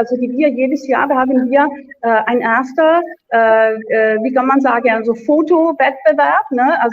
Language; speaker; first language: German; non-native, fluent; Italian